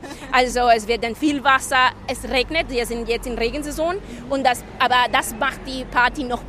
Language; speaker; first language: German; non-native, fluent; Spanish